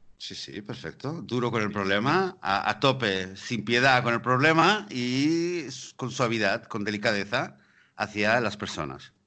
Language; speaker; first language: Spanish; native; Spanish